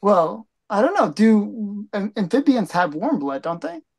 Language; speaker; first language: English; native; English